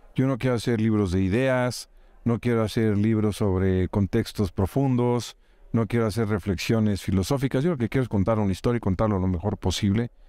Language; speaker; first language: Spanish; native; Spanish